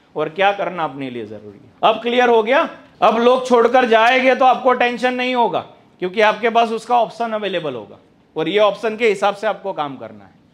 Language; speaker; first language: Hindi; non-native, local second language; Gujarati